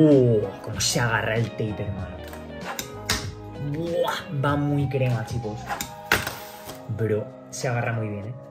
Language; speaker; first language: Spanish; native; Spanish